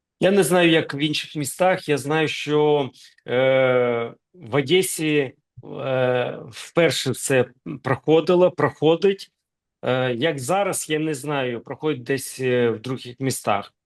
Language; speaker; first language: Ukrainian; non-native, local second language; Russian